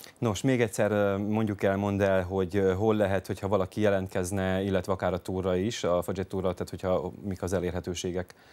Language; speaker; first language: Hungarian; native; Hungarian